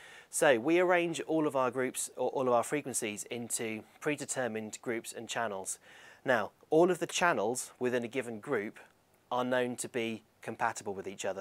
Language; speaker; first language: English; native; English